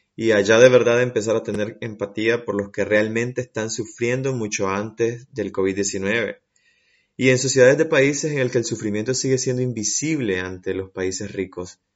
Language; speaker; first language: Spanish; native; Spanish